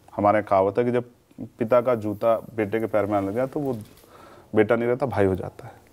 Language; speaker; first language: Hindi; native; Hindi